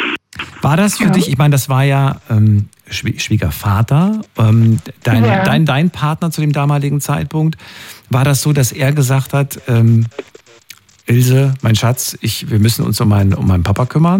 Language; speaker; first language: German; native; German